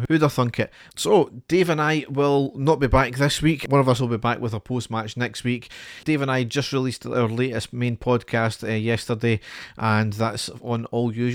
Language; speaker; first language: English; native; English